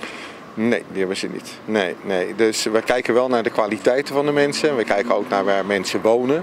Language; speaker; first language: Dutch; native; Dutch